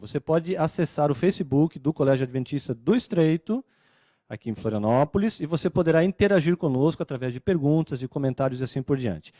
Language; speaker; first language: Portuguese; native; Portuguese